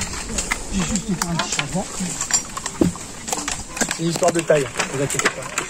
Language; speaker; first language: French; native; French